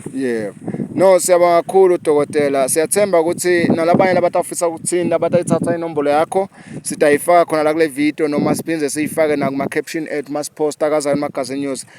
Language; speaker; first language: Zulu; non-native, local second language; Swati